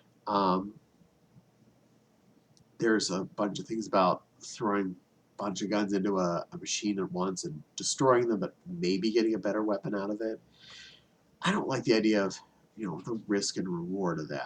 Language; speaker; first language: English; native; English